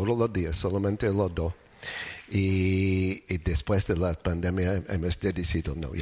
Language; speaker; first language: Spanish; non-native, fluent; English